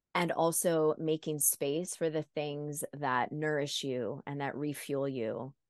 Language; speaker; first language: English; native; English